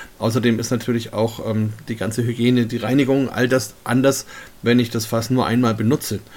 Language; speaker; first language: German; native; German